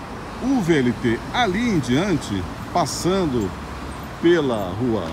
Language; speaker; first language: Portuguese; native; Portuguese